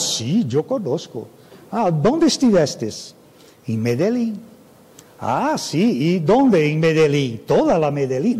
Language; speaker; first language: Spanish; non-native, fluent; Portuguese